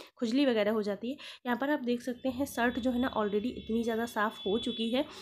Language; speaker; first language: Hindi; native; Hindi